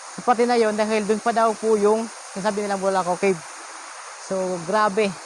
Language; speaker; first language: Filipino; non-native, local second language; Bikol